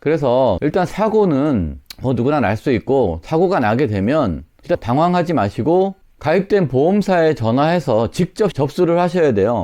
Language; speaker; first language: Korean; native; Korean